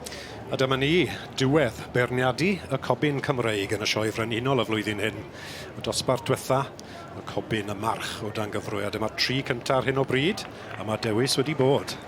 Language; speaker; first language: Welsh; native; Welsh